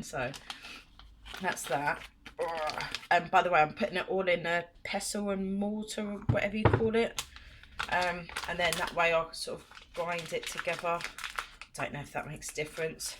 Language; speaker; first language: English; native; English